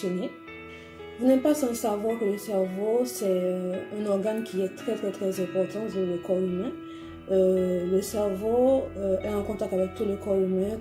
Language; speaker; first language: French; native; French